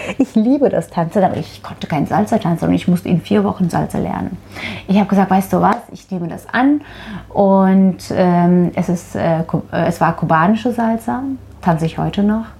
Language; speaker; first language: German; non-native, fluent; Turkish